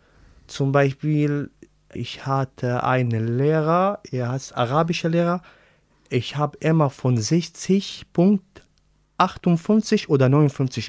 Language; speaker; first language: German; non-native, learner; Arabic